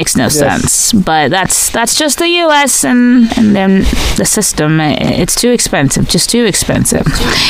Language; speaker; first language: English; non-native, local second language; Yoruba